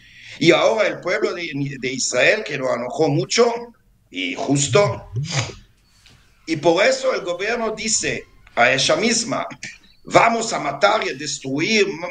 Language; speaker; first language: Spanish; non-native, fluent; Hebrew